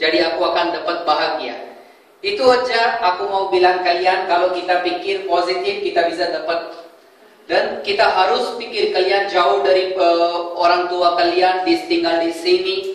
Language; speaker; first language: Indonesian; non-native, fluent; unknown